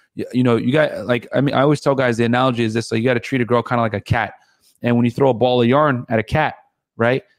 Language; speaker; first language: English; native; English